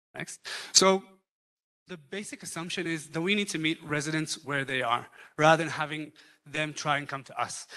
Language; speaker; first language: English; non-native, fluent; Hebrew